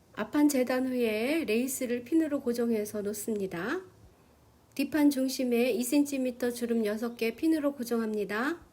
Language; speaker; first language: Korean; native; Korean